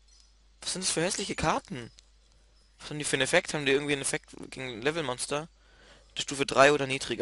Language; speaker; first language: German; native; German